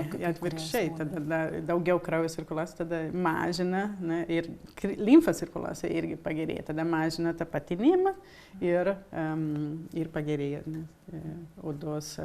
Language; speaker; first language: Lithuanian; early bilingual, heritage; Lithuanian